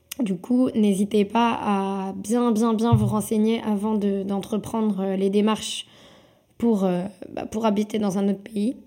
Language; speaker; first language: French; native; French